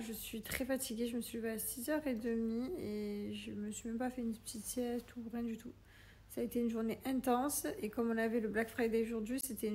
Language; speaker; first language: French; native; French